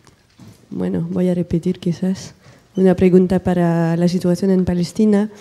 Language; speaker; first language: Spanish; non-native, learner; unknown